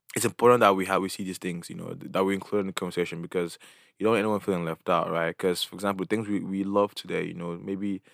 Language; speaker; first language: English; non-native, local second language; Igbo